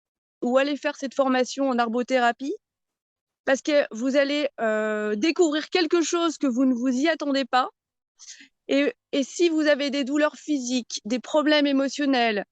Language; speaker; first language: French; native; French